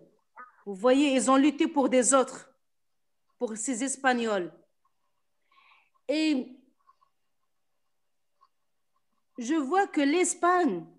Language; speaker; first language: French; non-native, local second language; Arabic